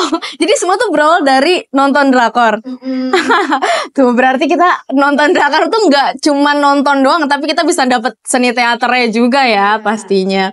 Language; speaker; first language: Indonesian; native; Indonesian